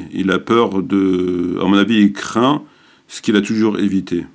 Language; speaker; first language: French; native; French